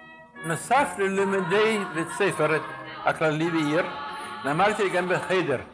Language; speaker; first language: Hebrew; non-native, fluent; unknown